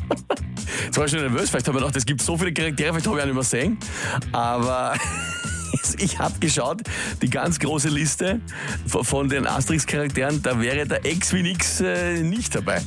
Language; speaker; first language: German; native; German